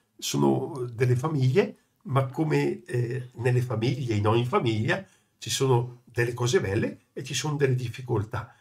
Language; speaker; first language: Italian; native; Italian